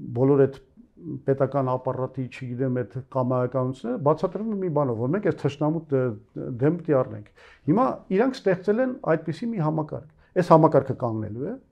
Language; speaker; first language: Armenian; native; Armenian